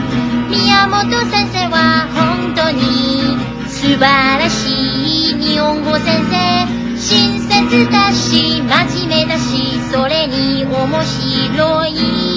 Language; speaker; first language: Japanese; non-native, learner; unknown